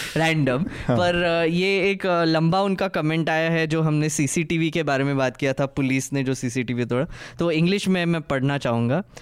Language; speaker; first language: Hindi; native; Hindi